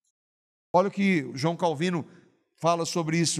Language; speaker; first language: Portuguese; native; Portuguese